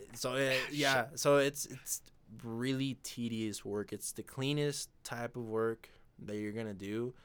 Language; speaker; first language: English; non-native, fluent; Spanish